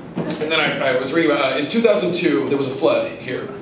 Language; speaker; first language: English; native; English